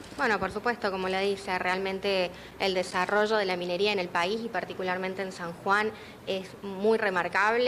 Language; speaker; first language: Spanish; native; Spanish